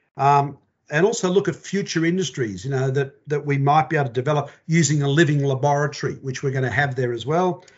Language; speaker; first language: English; native; English